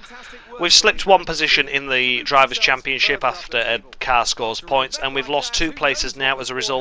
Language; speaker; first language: English; native; English